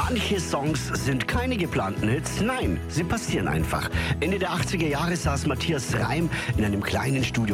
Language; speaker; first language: German; native; German